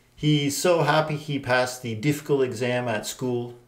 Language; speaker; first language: English; native; English